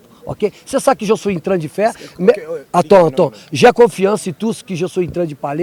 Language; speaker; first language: French; non-native, learner; Portuguese